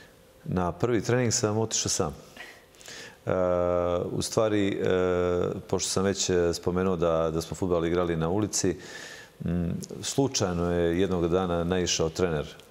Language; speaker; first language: Serbian; native; Serbian